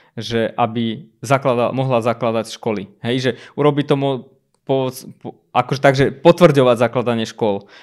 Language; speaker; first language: Slovak; early bilingual, other home language; Armenian